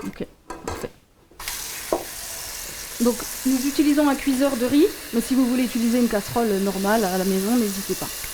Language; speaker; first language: French; native; French